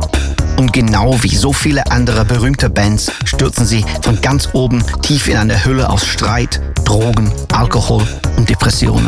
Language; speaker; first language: German; native; German